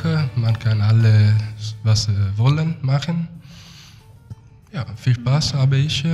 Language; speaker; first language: German; non-native, learner; Italian